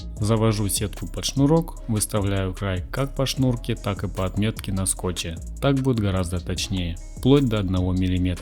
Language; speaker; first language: Russian; native; Russian